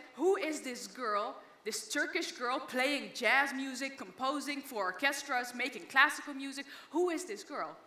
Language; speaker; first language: English; non-native, fluent; Dutch